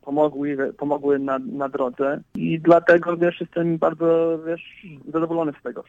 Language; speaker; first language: Polish; early bilingual, heritage; English